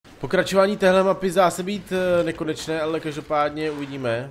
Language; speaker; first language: Czech; native; Czech